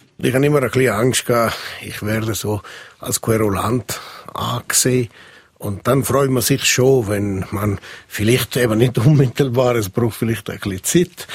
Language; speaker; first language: German; non-native, local second language; Italian